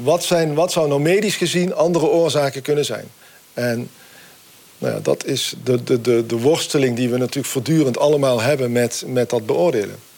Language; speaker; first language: Dutch; native; Dutch